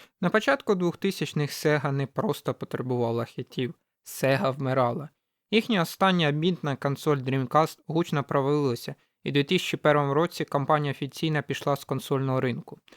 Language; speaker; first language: Ukrainian; native; Ukrainian